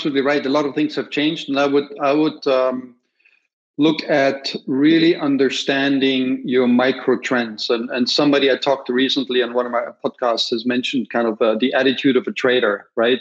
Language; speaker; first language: English; non-native, fluent; German